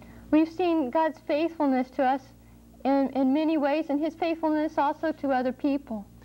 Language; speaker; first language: English; native; English